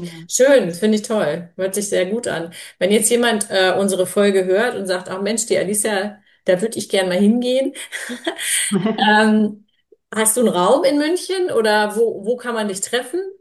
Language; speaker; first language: German; native; German